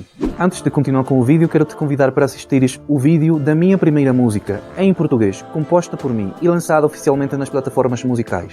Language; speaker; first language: Portuguese; non-native, fluent; Spanish